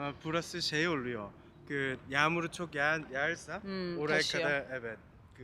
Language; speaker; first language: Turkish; non-native, learner; Korean